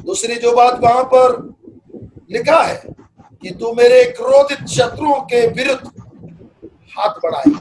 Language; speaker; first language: Hindi; non-native, local second language; Malayalam